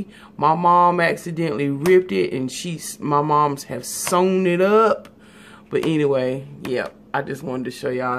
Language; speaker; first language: English; native; English